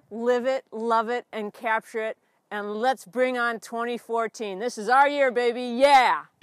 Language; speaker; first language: English; native; English